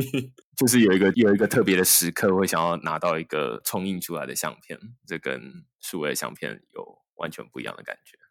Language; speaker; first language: Chinese; native; Chinese